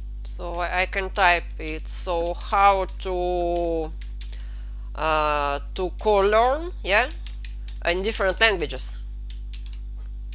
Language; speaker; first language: English; non-native, fluent; Russian